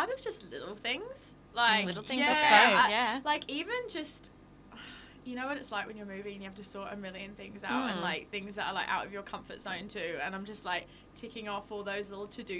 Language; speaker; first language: English; native; English